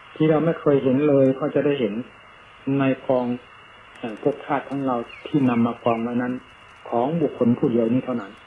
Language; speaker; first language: Thai; native; Thai